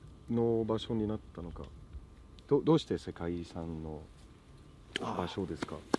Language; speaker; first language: Japanese; non-native, learner; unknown